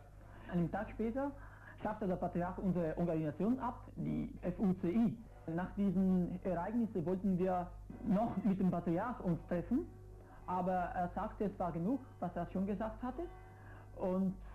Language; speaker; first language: German; non-native, fluent; Italian